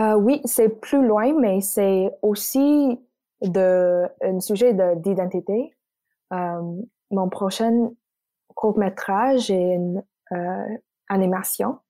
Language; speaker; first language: French; non-native, local second language; English